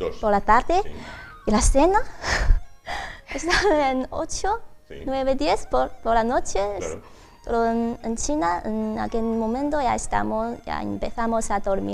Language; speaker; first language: Spanish; non-native, learner; Chinese